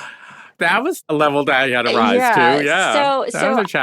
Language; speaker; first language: English; native; English